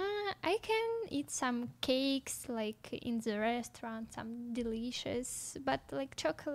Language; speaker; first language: English; non-native, learner; Russian